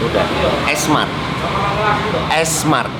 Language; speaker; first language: English; non-native, learner; Indonesian